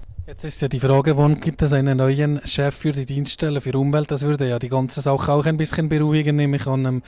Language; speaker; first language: German; native; German